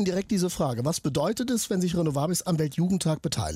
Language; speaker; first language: German; native; German